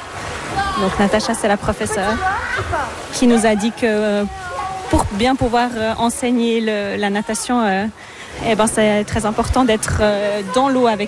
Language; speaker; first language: French; native; French